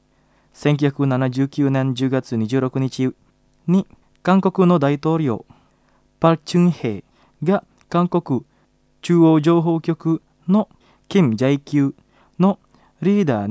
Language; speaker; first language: Japanese; non-native, fluent; Indonesian